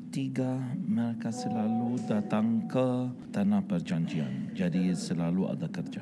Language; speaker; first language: Indonesian; non-native, fluent; Arabic